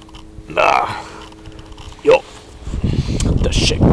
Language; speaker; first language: Hungarian; non-native, learner; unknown